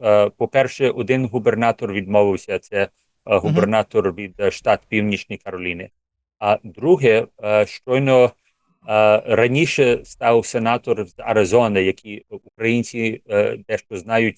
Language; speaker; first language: Ukrainian; early bilingual, heritage; English